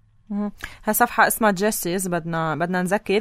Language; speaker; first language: Arabic; native; Arabic